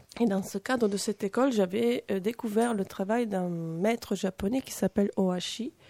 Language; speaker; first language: French; non-native, fluent; Italian